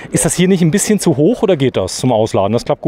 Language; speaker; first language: German; native; German